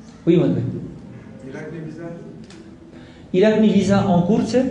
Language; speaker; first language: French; non-native, local second language; Gujarati